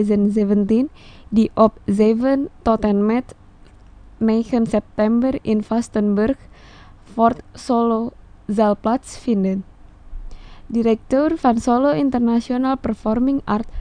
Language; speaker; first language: Dutch; non-native, fluent; Indonesian